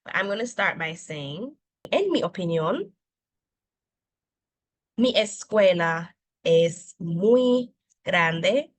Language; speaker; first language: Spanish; non-native, fluent; English